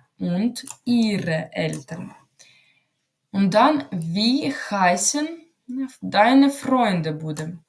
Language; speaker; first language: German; non-native, fluent; Ukrainian